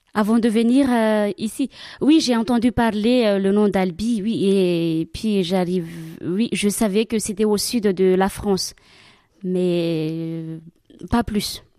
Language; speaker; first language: French; non-native, local second language; Malagasy